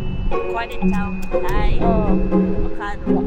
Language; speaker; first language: Japanese; native; Japanese